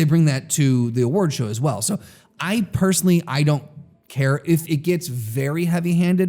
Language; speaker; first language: English; native; English